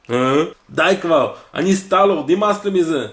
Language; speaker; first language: Hebrew; native; Hebrew